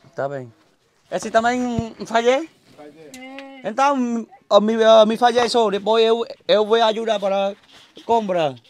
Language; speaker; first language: Portuguese; non-native, learner; Vietnamese